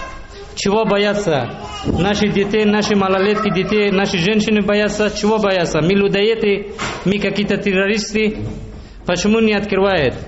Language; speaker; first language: Russian; early bilingual, other home language; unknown